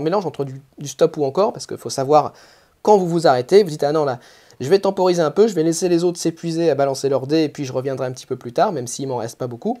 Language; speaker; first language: French; native; French